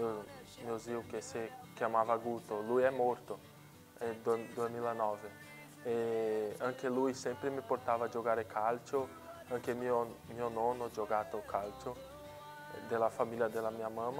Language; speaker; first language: Italian; non-native, learner; Portuguese